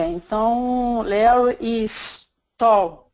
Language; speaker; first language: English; non-native, learner; Portuguese